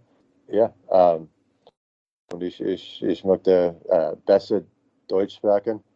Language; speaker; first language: German; non-native, learner; English